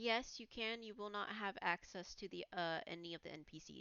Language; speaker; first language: English; native; English